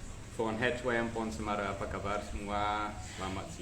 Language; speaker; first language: Indonesian; non-native, fluent; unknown